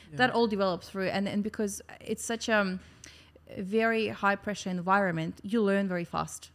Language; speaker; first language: English; non-native, fluent; Russian